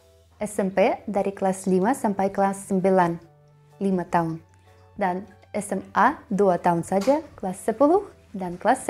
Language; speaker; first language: Indonesian; non-native, learner; Russian